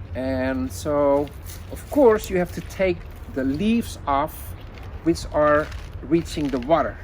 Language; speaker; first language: English; non-native, fluent; Dutch